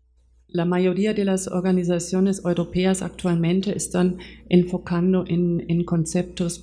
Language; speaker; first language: Spanish; non-native, fluent; German